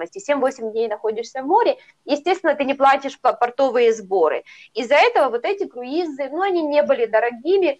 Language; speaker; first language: Russian; native; Russian